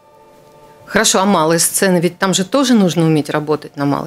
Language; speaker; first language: Russian; native; Russian